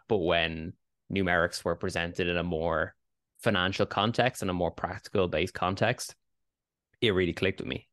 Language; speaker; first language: English; native; English